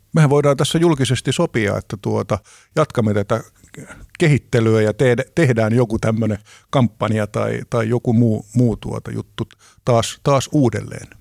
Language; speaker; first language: Finnish; native; Finnish